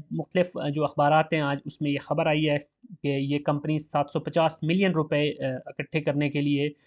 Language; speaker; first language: Urdu; native; Urdu